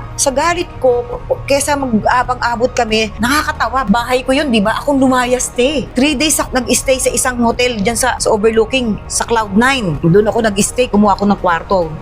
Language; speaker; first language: Filipino; native; Filipino